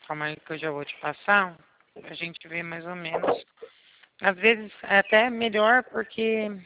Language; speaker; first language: Portuguese; native; Portuguese